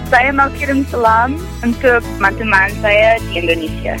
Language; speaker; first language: Indonesian; non-native, learner; English